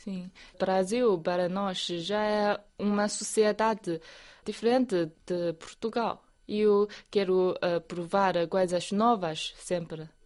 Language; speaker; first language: Portuguese; non-native, fluent; Chinese